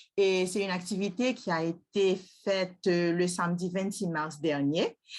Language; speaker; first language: French; non-native, local second language; Haitian Creole